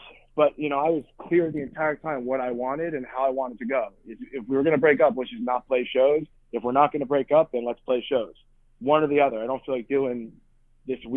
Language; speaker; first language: English; native; English